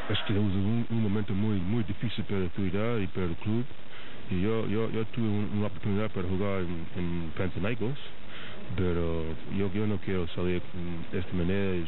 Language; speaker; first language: Spanish; non-native, fluent; English